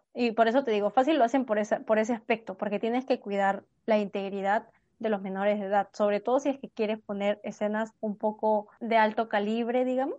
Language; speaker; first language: Spanish; native; Spanish